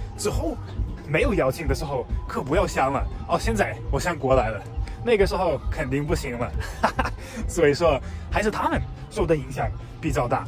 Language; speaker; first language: Chinese; non-native, fluent; German